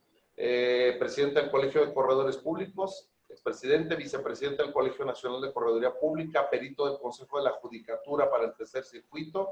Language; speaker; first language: Spanish; native; Spanish